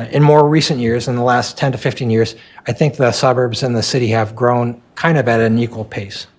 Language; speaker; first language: English; native; English